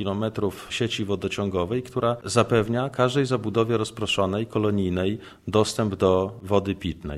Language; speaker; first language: Polish; native; Polish